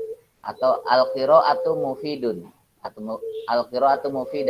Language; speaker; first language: Arabic; non-native, fluent; Indonesian